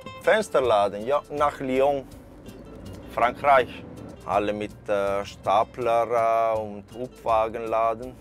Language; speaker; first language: German; non-native, fluent; Italian